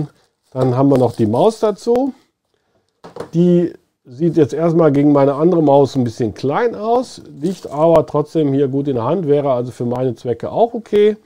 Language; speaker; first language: German; native; German